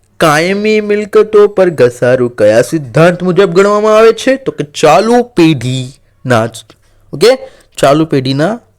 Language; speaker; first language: Gujarati; non-native, local second language; Marathi